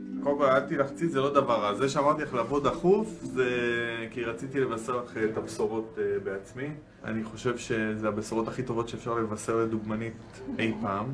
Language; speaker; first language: Hebrew; native; Hebrew